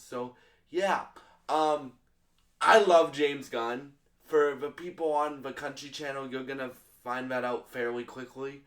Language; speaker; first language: English; native; English